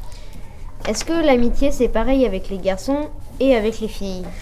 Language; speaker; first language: French; native; French